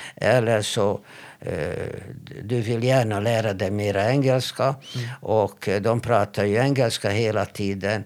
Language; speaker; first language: Swedish; non-native, fluent; Hebrew